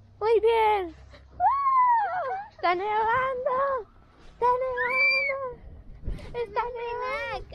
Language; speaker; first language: Spanish; early bilingual, heritage; Spanish